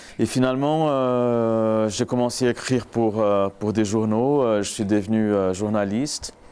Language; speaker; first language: French; non-native, fluent; Portuguese